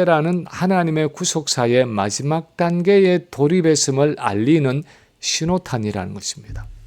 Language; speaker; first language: Korean; native; Korean